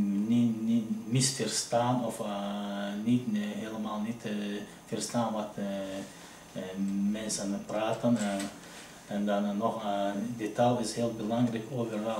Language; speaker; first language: Dutch; non-native, learner; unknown